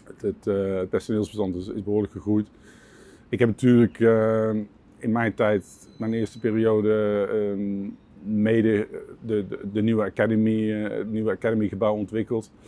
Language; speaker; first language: Dutch; native; Dutch